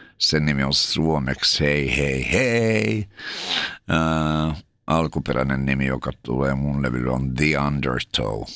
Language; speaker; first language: Finnish; native; Finnish